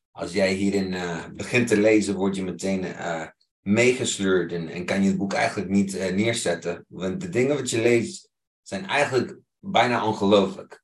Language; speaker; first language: Dutch; non-native, fluent; English